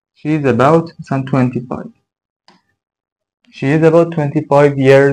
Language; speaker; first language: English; non-native, fluent; Persian